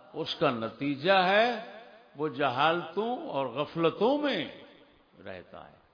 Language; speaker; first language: Urdu; native; Urdu